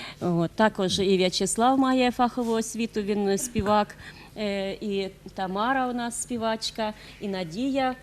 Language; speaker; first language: Ukrainian; native; Ukrainian